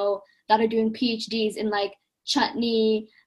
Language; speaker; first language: English; native; English